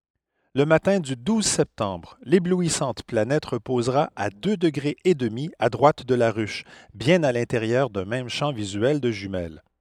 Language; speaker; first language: French; native; French